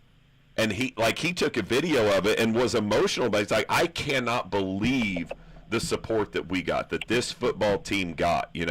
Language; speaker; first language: English; native; English